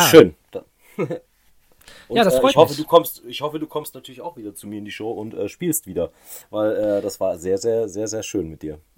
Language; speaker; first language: German; native; German